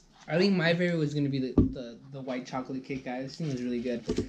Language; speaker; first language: English; early bilingual, other home language; Spanish